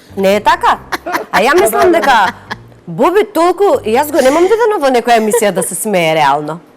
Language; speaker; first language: Macedonian; native; Macedonian